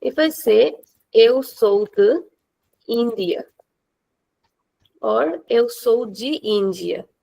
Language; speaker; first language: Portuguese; non-native, fluent; Hindi